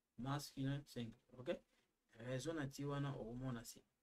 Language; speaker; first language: French; non-native, local second language; Lingala